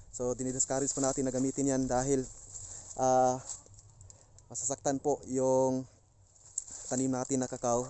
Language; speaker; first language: Filipino; non-native, local second language; Cebuano